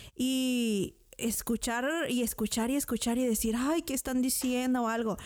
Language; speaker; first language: Spanish; native; Spanish